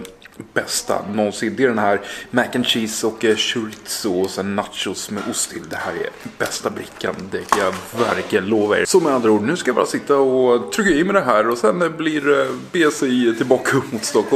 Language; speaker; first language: Swedish; native; Swedish